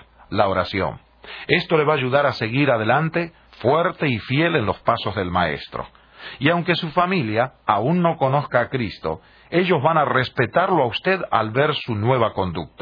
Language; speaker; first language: Spanish; native; Spanish